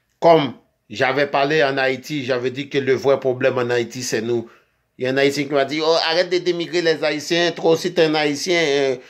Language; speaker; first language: French; non-native, local second language; Haitian Creole